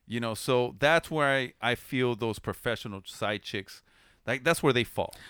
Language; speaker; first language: English; early bilingual, other home language; Spanish